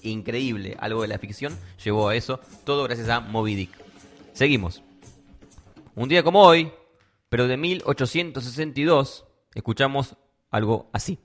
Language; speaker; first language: Spanish; native; Spanish